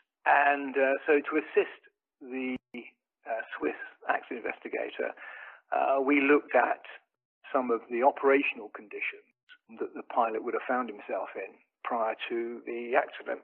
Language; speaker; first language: English; native; English